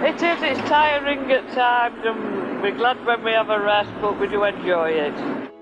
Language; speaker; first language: English; native; English